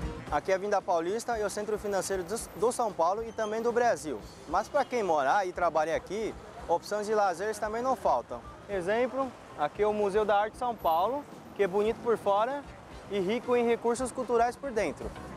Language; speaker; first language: Portuguese; non-native, fluent; Chinese